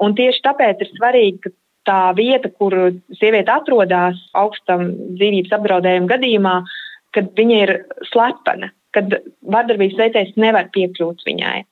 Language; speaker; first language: Latvian; native; Latvian